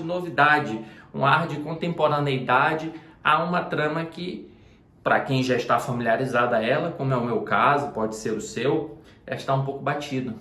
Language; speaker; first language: Portuguese; native; Portuguese